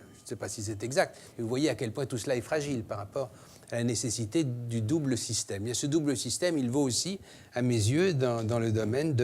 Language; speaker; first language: French; native; French